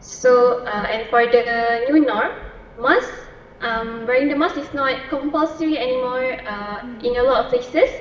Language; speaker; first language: English; non-native, local second language; Malay